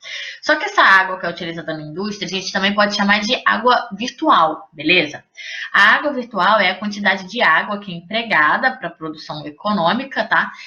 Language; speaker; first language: Portuguese; native; Portuguese